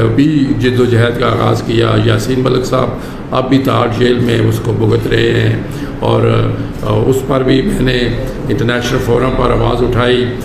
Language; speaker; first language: Urdu; non-native, local second language; Pahari-Potwari